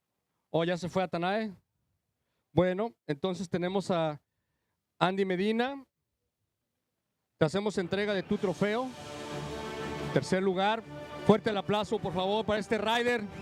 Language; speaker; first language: Spanish; native; Spanish